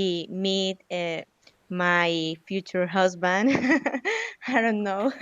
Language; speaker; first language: English; non-native, learner; Spanish